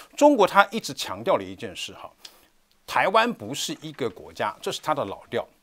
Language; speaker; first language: Chinese; native; Chinese